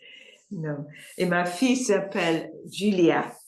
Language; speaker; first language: French; non-native, learner; English